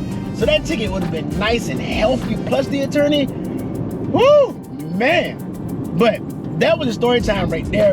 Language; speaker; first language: English; native; English